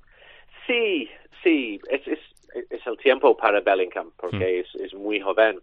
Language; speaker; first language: Spanish; non-native, learner; English